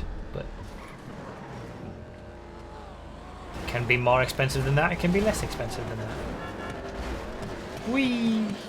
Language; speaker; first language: English; native; English